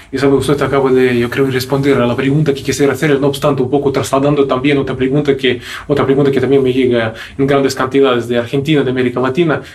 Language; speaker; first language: Spanish; non-native, fluent; Russian